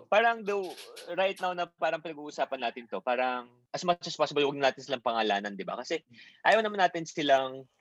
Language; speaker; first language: Filipino; non-native, local second language; Bikol